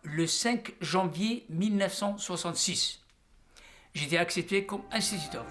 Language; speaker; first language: French; non-native, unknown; Riffian